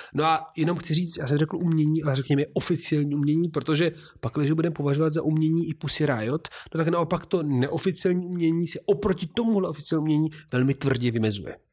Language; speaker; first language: Czech; non-native, fluent; Italian